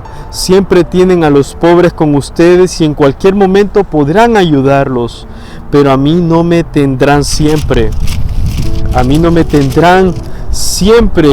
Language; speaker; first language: Spanish; native; Spanish